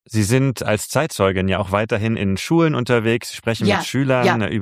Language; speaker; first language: German; native; German